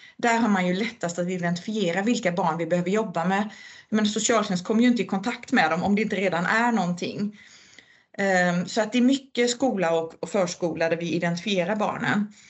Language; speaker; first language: Swedish; native; Swedish